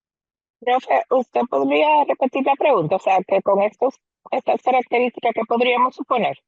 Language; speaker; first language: Spanish; native; Spanish